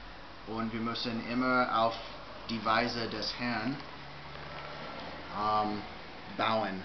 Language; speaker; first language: German; non-native, learner; English